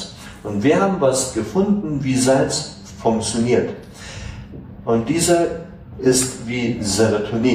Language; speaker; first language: German; non-native, fluent; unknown